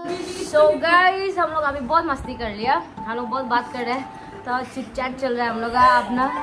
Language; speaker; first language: Hindi; non-native, local second language; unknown